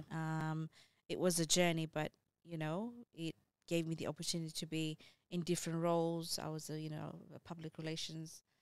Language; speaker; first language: English; early bilingual, other home language; Amharic